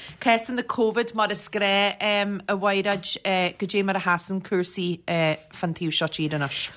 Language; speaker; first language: Irish; native; Irish